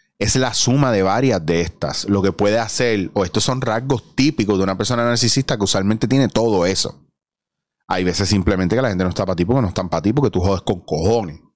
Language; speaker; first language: Spanish; native; Spanish